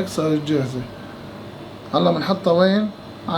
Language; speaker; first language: Arabic; native; Arabic